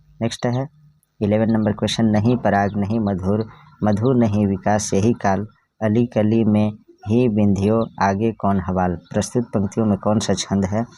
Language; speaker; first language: Hindi; native; Hindi